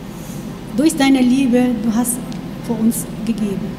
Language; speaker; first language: German; non-native, learner; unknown